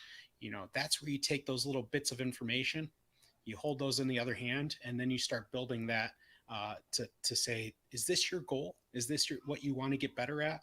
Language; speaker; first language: English; native; English